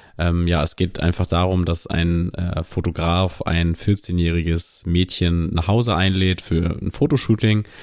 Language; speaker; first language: German; native; German